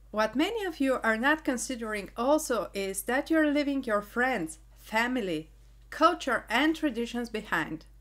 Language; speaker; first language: English; non-native, fluent; Bulgarian